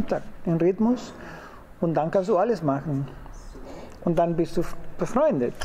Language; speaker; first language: German; non-native, fluent; Spanish